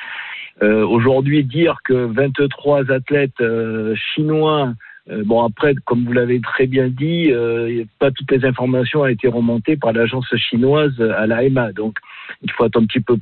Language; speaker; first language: French; native; French